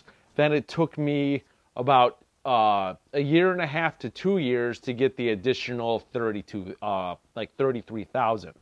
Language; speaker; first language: English; native; English